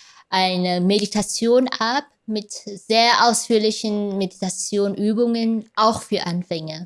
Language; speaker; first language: German; non-native, fluent; Vietnamese